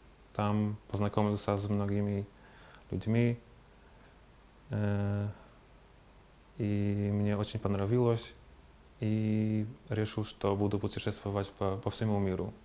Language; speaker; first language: Russian; non-native, fluent; Polish